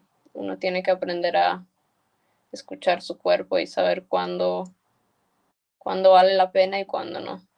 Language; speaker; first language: Spanish; early bilingual, heritage; Spanish